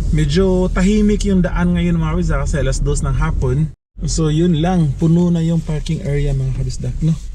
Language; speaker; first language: Filipino; non-native, local second language; Cebuano